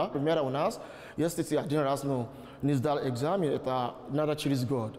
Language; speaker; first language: Russian; non-native, learner; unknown